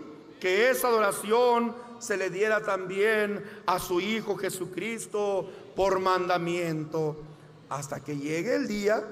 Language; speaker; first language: Spanish; native; Spanish